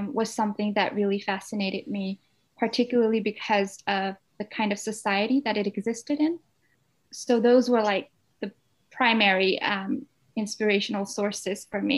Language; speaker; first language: English; non-native, fluent; Danish